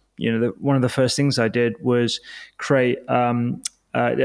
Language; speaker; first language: English; native; English